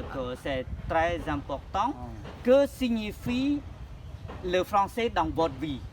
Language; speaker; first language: French; non-native, fluent; Khmer